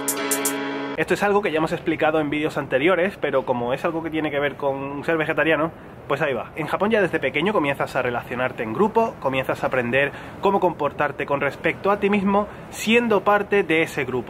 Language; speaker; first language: Spanish; native; Spanish